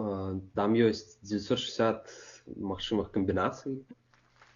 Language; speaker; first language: Belarusian; non-native, local second language; Russian